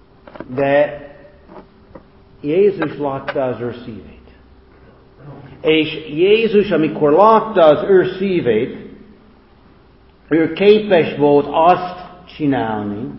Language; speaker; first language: Hungarian; non-native, fluent; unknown